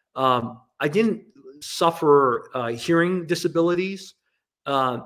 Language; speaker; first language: English; non-native, local second language; Cantonese